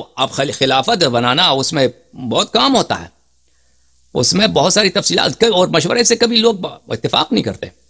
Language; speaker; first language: Urdu; non-native, fluent; Persian